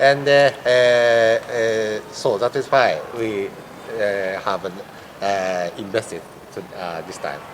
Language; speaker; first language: English; non-native, learner; Japanese